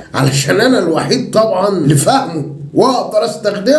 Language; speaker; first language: Arabic; native; Arabic